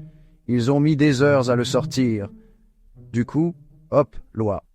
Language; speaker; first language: French; native; French